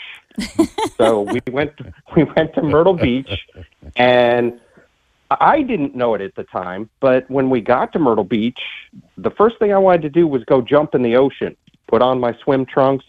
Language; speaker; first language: English; native; English